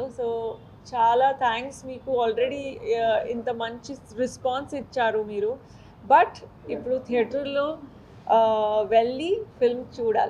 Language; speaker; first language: Telugu; non-native, learner; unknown